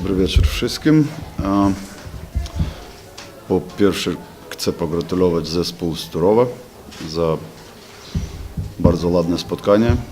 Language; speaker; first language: Polish; non-native, fluent; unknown